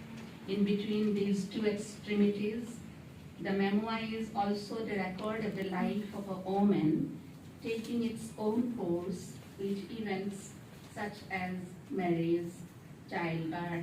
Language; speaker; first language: English; non-native, local second language; Assamese